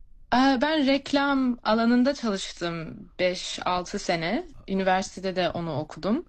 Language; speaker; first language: Turkish; early bilingual, heritage; Turkish